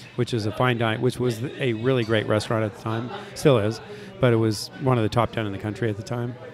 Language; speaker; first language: English; native; English